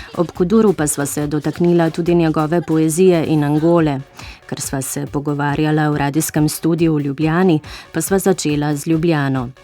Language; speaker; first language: Slovenian; native; Slovenian